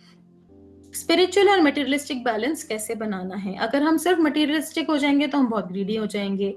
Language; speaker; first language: Hindi; native; Hindi